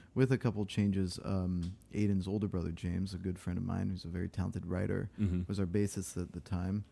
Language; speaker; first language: English; early bilingual, other home language; French